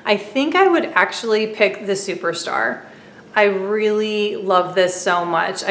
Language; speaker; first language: English; native; English